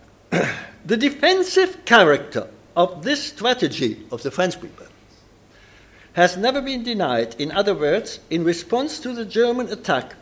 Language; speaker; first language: English; non-native, fluent; German